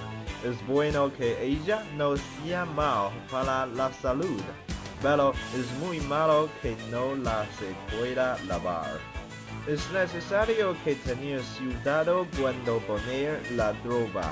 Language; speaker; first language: Spanish; non-native, learner; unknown